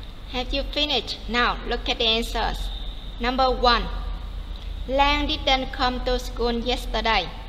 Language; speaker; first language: English; non-native, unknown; Vietnamese